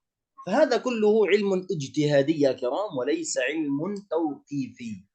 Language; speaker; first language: Arabic; native; Arabic